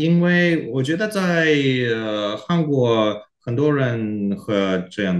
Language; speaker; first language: Chinese; non-native, learner; Korean